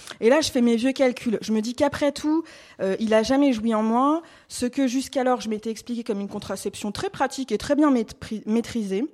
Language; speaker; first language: French; native; French